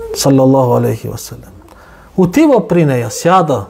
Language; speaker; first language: Bulgarian; non-native, local second language; Turkish